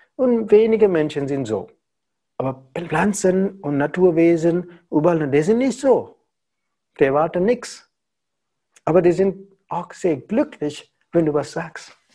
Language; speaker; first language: German; non-native, learner; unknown